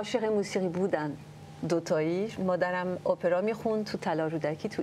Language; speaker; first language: Persian; early bilingual, heritage; French